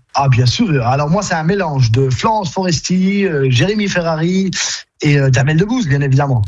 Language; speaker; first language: French; non-native, fluent; Albanian